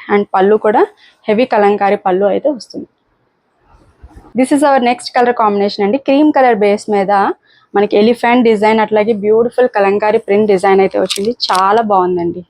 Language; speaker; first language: Telugu; native; Telugu